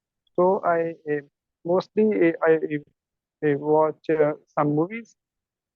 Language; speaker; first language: English; non-native, learner; Urdu